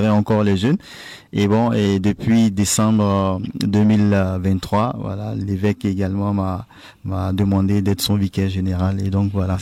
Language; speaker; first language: French; non-native, local second language; Baoulé